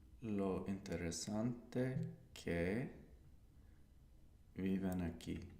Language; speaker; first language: Spanish; non-native, learner; English